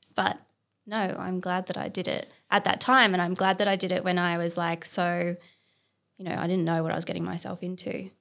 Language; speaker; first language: English; native; English